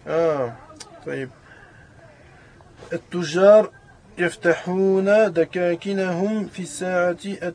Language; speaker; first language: Arabic; non-native, learner; French